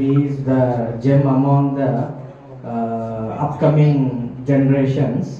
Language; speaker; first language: English; non-native, local second language; Telugu